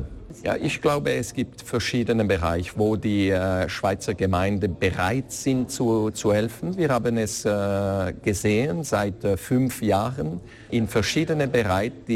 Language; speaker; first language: German; non-native, fluent; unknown